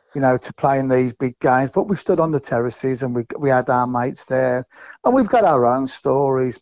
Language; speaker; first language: English; native; English